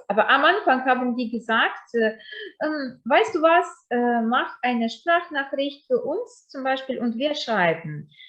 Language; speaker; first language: German; non-native, fluent; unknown